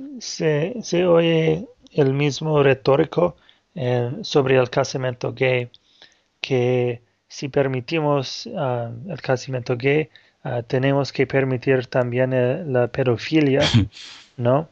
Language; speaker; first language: Spanish; non-native, fluent; Portuguese